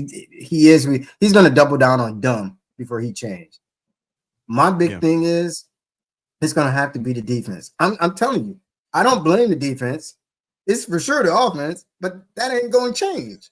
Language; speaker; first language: English; native; English